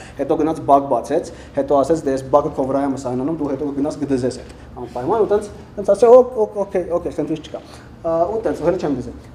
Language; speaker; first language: Armenian; early bilingual, heritage; Armenian